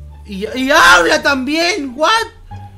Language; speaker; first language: Spanish; native; Spanish